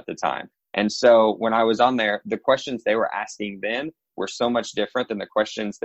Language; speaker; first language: English; native; English